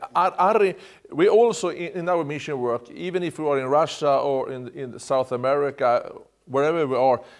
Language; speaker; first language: English; non-native, fluent; Swedish